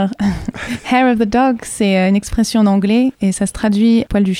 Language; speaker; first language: French; native; French